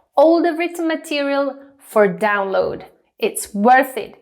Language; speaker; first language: English; non-native, fluent; German